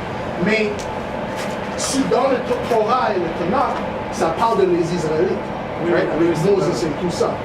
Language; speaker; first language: French; non-native, learner; English